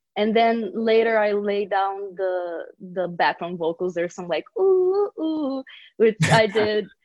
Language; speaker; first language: English; early bilingual, other home language; Bulgarian